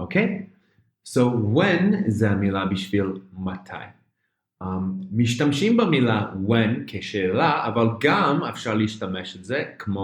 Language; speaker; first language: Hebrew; non-native, fluent; English